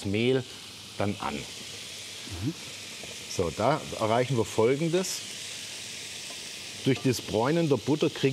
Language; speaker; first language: German; native; German